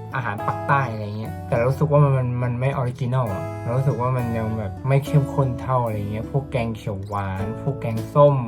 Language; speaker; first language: Thai; native; Thai